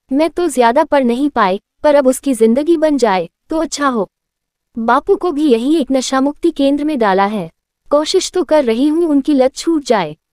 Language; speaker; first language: Hindi; native; Hindi